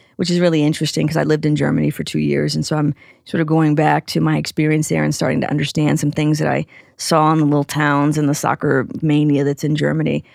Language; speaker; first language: English; native; English